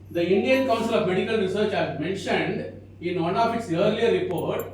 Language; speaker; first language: English; non-native, local second language; Tamil